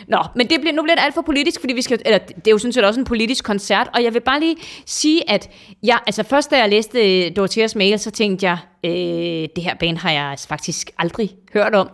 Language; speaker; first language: Danish; native; Danish